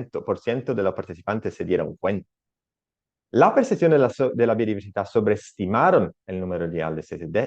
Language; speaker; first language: Spanish; non-native, learner; Italian